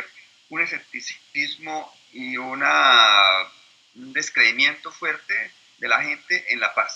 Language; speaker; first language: Spanish; native; Spanish